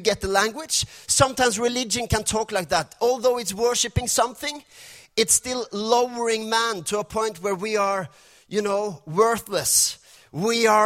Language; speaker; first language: English; non-native, fluent; Norwegian